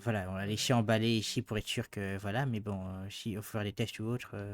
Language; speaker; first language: French; native; French